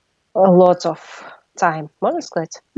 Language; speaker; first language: English; non-native, learner; Russian